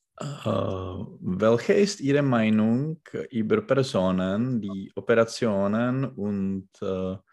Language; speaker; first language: German; non-native, learner; Czech